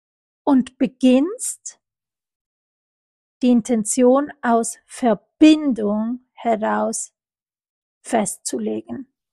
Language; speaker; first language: German; non-native, fluent; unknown